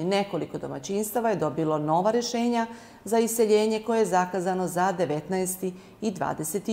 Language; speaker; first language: Serbian; native; Serbian